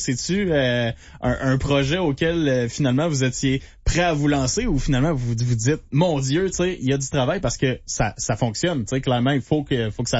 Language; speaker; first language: French; native; French